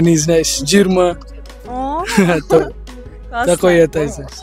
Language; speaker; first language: Russian; non-native, learner; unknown